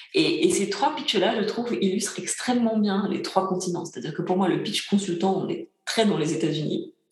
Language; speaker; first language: French; early bilingual, other home language; Bulgarian